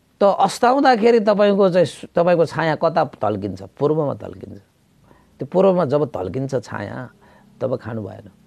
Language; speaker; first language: Nepali; native; Nepali